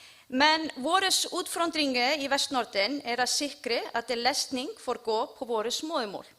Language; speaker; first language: Danish; non-native, learner; Icelandic